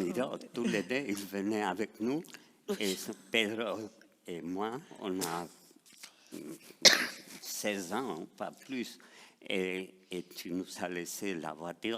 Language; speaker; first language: French; non-native, fluent; Spanish